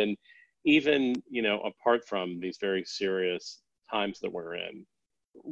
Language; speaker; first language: English; native; English